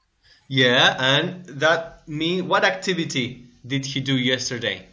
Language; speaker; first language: English; non-native, fluent; Spanish